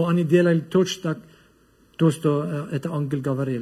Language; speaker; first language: Russian; non-native, learner; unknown